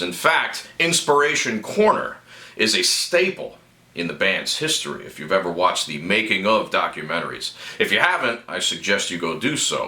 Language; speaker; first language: English; native; English